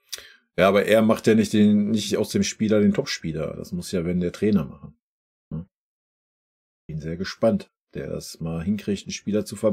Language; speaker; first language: German; native; German